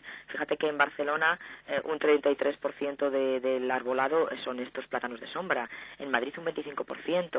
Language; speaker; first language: Spanish; native; Spanish